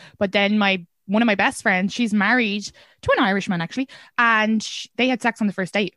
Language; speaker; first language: English; native; English